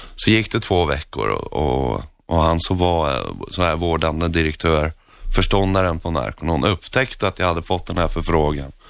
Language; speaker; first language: Swedish; non-native, fluent; Norwegian